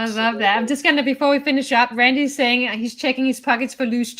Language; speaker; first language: English; native; English